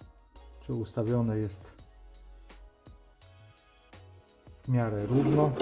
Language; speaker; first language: Polish; native; Polish